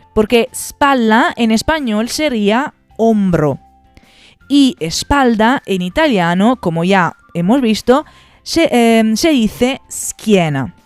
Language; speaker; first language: Spanish; non-native, fluent; Italian